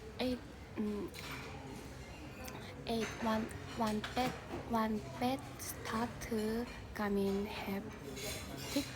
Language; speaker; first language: English; non-native, learner; Korean